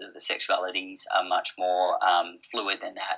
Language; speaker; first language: English; native; English